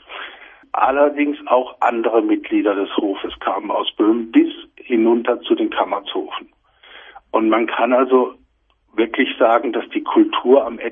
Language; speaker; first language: German; native; German